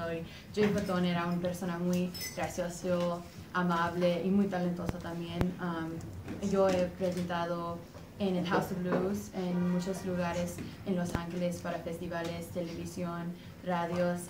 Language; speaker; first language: Spanish; early bilingual, other home language; English